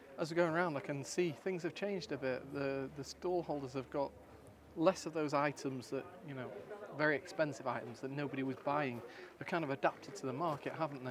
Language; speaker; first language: English; native; English